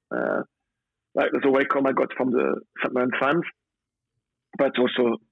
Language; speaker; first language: English; non-native, fluent; French